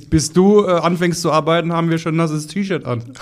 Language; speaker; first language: German; native; German